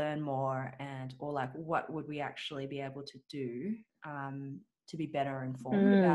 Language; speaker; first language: English; non-native, local second language; Cantonese